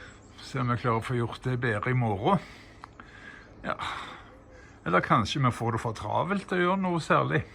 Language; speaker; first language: Norwegian; native; Norwegian